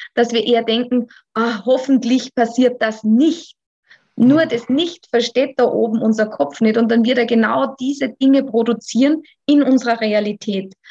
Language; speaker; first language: German; native; German